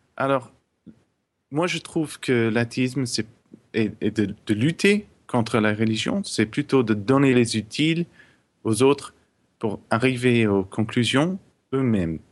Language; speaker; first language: French; non-native, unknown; English